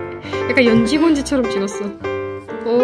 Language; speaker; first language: Korean; native; Korean